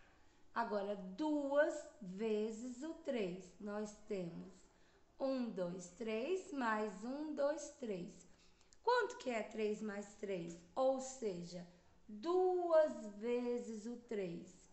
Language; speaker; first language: Portuguese; native; Portuguese